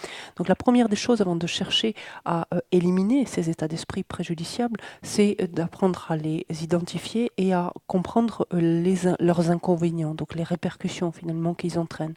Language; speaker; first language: French; native; French